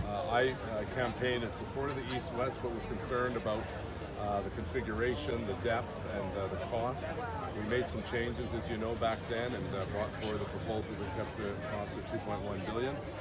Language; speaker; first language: English; native; English